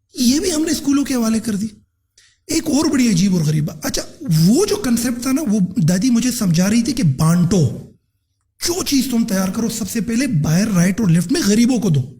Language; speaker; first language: Urdu; non-native, local second language; Pashto